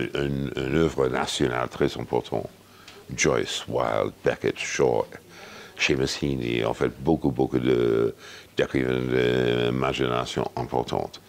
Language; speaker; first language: French; non-native, fluent; English